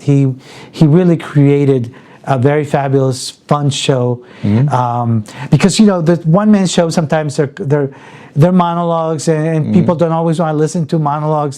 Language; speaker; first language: English; early bilingual, other home language; Spanish